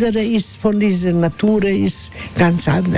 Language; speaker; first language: German; non-native, learner; Croatian